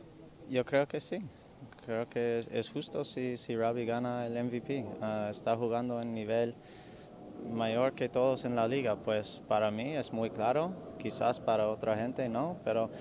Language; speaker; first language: Spanish; non-native, fluent; English